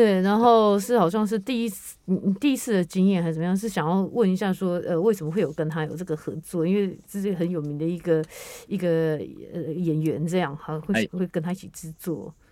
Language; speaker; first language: Chinese; non-native, learner; Japanese